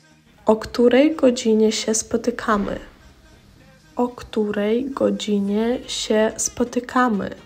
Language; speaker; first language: Polish; non-native, fluent; Russian